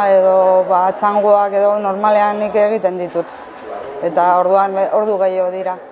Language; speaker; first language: Basque; non-native, learner; Portuguese